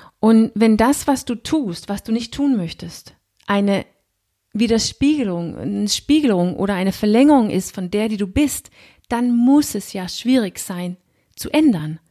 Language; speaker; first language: German; non-native, fluent; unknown